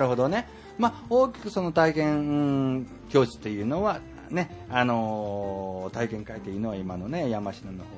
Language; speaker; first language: Japanese; native; Japanese